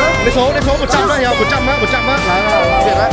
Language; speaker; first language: Korean; non-native, learner; Vietnamese